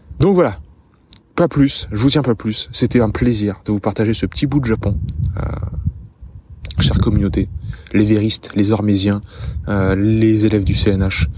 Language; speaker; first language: French; native; French